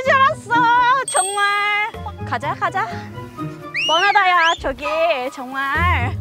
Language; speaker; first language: Korean; non-native, fluent; Japanese